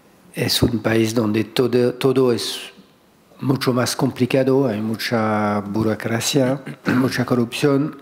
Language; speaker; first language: Spanish; non-native, fluent; French